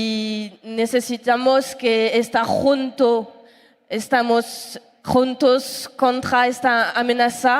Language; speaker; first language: Spanish; non-native, learner; French